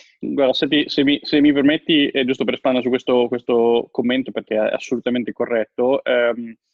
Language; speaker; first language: Italian; native; Italian